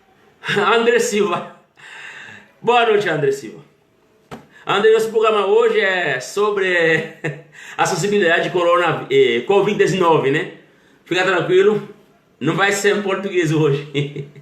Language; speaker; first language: Portuguese; non-native, learner; Haitian Creole